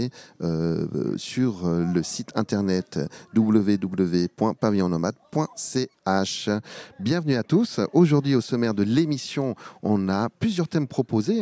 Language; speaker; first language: French; native; French